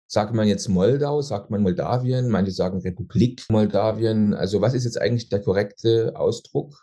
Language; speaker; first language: German; native; German